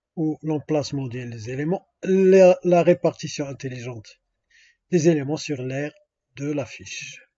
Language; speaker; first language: French; non-native, local second language; Arabic